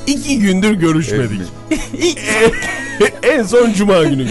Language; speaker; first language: Turkish; native; Turkish